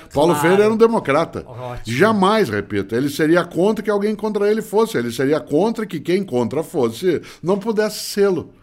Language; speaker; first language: Portuguese; native; Portuguese